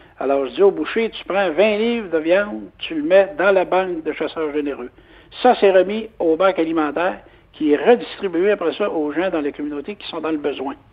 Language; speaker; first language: French; native; French